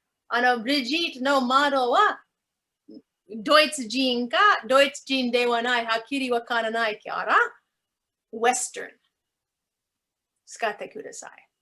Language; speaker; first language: Japanese; non-native, learner; English